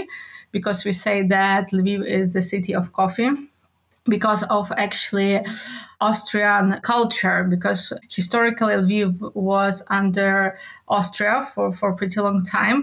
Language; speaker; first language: English; non-native, fluent; Ukrainian